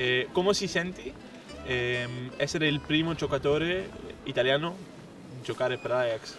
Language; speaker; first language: Italian; non-native, learner; Dutch